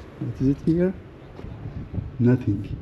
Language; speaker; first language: English; non-native, learner; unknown